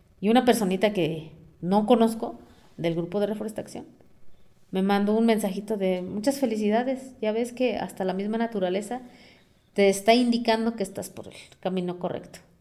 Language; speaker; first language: Spanish; non-native, local second language; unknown